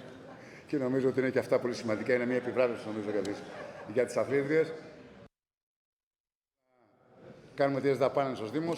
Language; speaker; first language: Greek; native; Greek